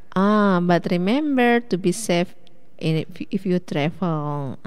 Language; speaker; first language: English; non-native, fluent; Indonesian